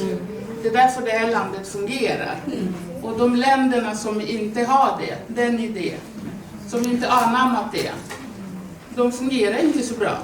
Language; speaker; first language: Swedish; non-native, fluent; Swahili